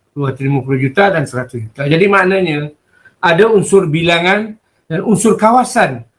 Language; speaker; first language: Malay; native; Malay